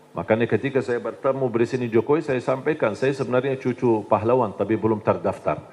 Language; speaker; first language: Indonesian; non-native, fluent; Arabic